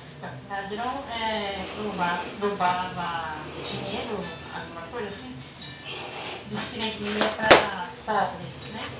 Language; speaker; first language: Portuguese; non-native, learner; Japanese